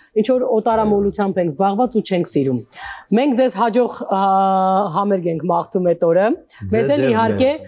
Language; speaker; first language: Armenian; native; Armenian